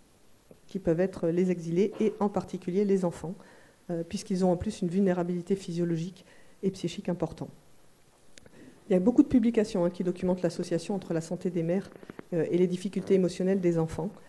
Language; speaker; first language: French; native; French